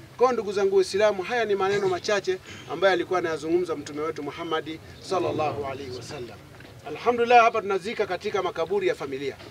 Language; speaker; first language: Swahili; native; Swahili